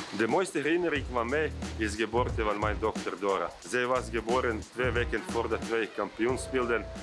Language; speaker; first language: Dutch; non-native, learner; Croatian